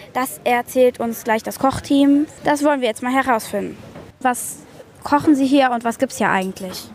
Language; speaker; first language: German; native; German